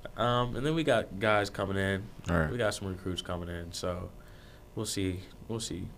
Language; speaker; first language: English; native; English